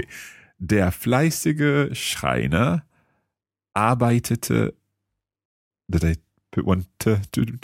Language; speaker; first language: German; non-native, learner; English